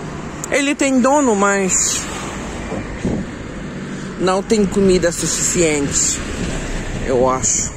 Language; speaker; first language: Portuguese; non-native, learner; Ukrainian